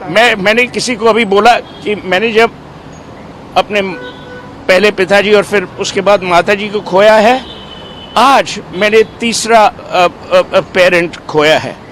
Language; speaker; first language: Hindi; native; Hindi